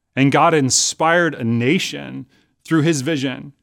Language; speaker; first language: English; native; English